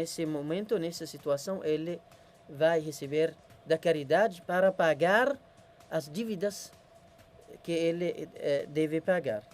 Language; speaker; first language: Portuguese; non-native, learner; Arabic